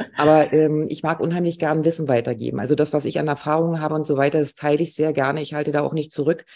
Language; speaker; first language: German; native; German